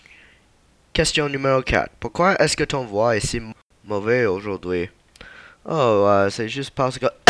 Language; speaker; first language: French; non-native, learner; English